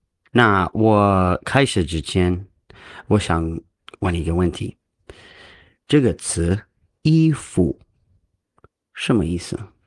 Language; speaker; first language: Chinese; non-native, learner; English